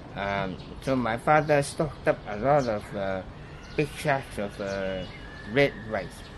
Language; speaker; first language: English; non-native, local second language; Cantonese